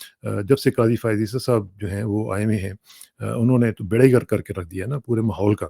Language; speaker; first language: Urdu; native; Urdu